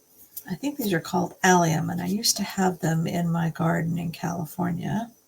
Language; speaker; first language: English; native; English